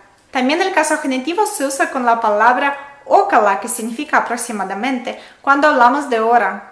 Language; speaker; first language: Spanish; non-native, fluent; Russian